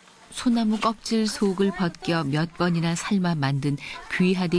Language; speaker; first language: Korean; native; Korean